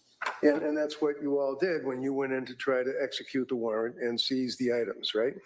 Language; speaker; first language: English; native; English